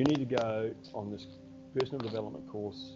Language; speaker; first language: English; native; English